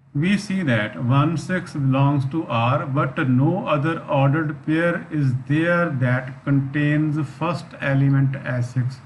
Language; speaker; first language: English; non-native, local second language; Punjabi